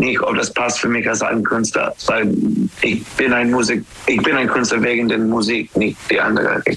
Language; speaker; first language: German; non-native, learner; English